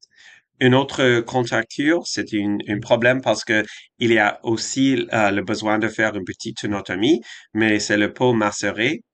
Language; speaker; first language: French; non-native, fluent; English